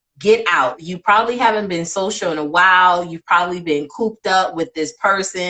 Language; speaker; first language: English; native; English